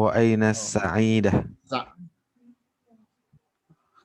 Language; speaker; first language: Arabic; non-native, learner; Indonesian